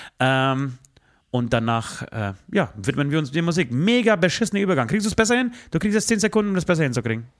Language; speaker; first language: German; early bilingual, other home language; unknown